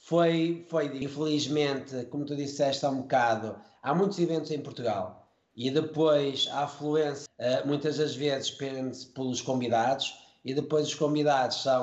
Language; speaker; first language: Portuguese; native; Portuguese